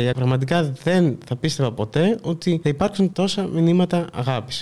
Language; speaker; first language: Greek; early bilingual, other home language; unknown